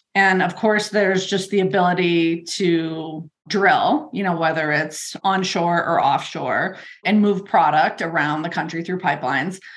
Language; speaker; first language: English; native; English